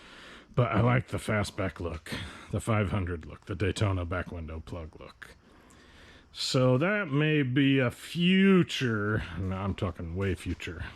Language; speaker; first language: English; native; English